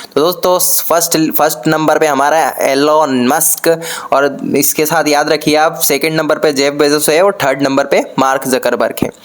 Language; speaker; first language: Hindi; native; Hindi